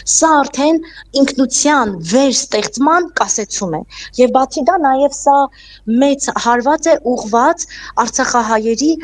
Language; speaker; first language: Armenian; native; Armenian